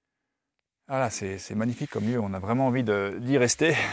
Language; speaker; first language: French; native; French